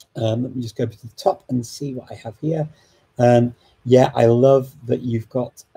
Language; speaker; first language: English; native; English